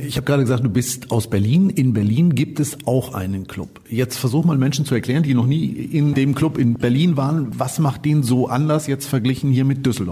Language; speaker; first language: German; native; German